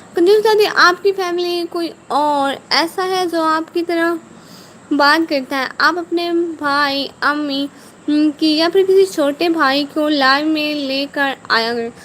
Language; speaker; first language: Urdu; native; Urdu